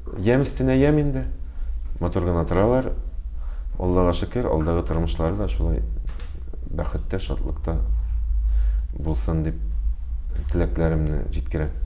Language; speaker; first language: Tatar; native; Tatar